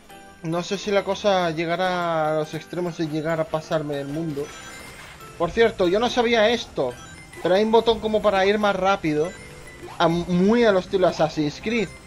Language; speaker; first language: Spanish; native; Spanish